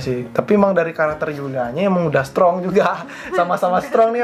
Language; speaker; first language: Indonesian; native; Indonesian